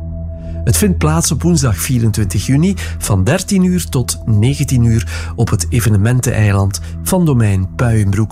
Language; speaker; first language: Dutch; native; Dutch